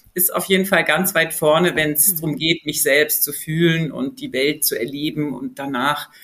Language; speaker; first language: German; native; German